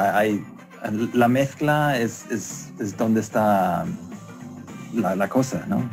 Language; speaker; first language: Spanish; non-native, fluent; Swedish